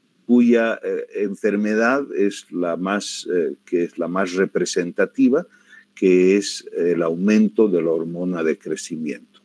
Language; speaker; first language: Spanish; native; Spanish